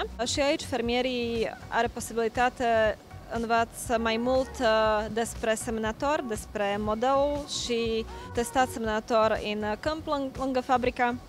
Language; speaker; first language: Romanian; non-native, learner; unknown